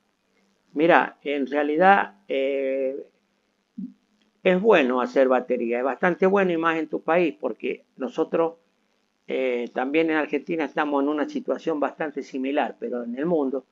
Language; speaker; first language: Spanish; native; Spanish